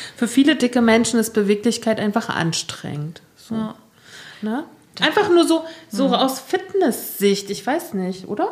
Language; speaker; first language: German; native; German